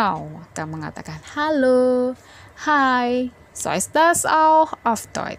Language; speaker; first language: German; non-native, fluent; Indonesian